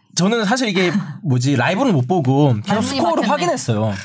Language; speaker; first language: Korean; native; Korean